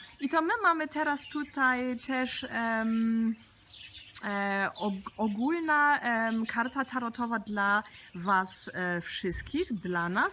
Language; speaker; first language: Polish; early bilingual, heritage; Polish